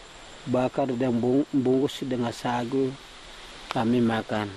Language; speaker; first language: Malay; non-native, local second language; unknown